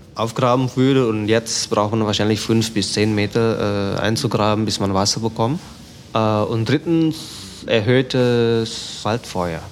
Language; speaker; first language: German; non-native, fluent; Indonesian